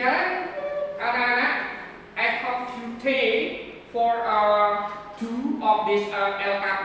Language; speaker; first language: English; non-native, learner; Indonesian